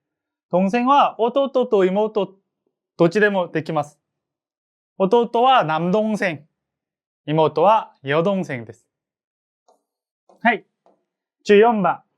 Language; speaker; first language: Japanese; non-native, fluent; Korean